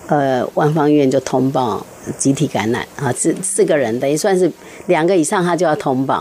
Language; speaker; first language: Chinese; native; Chinese